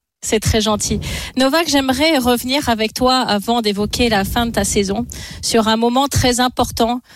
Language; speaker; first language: French; native; French